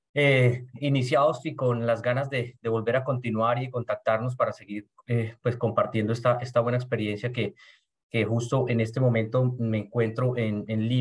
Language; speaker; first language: Spanish; native; Spanish